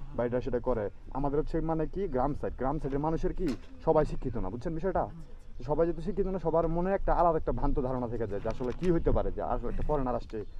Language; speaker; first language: Bangla; native; Bangla